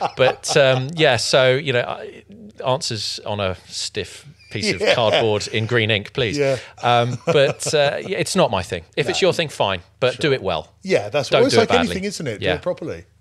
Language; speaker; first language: English; native; English